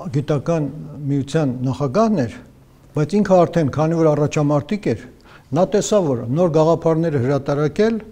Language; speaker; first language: Armenian; native; Armenian